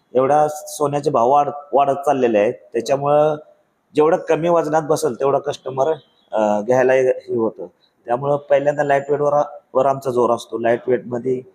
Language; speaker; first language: Marathi; native; Marathi